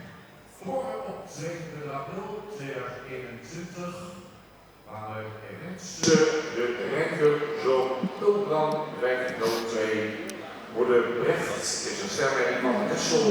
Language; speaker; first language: Dutch; native; Dutch